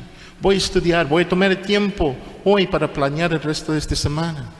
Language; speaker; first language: Spanish; non-native, fluent; English